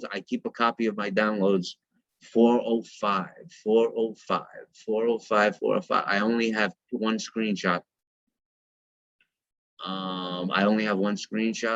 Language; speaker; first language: English; native; English